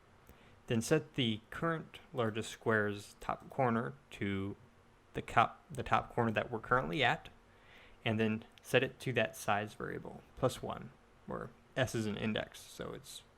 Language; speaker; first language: English; native; English